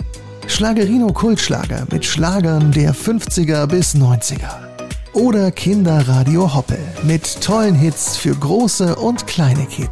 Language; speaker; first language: German; native; German